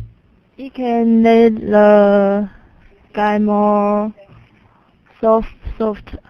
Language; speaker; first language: English; non-native, learner; Chinese